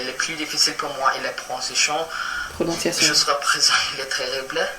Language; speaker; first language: French; non-native, learner; Filipino